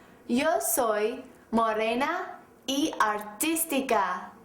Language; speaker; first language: Spanish; non-native, fluent; English